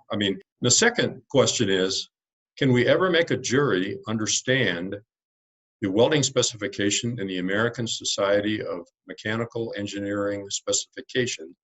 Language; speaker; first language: English; native; English